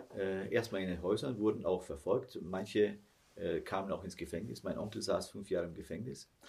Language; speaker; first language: German; early bilingual, heritage; German